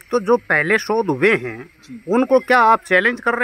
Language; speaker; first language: Hindi; native; Hindi